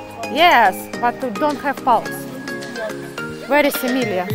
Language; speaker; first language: English; non-native, learner; Russian